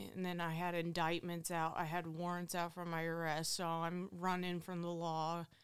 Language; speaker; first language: English; native; English